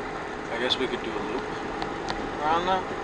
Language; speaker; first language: English; native; English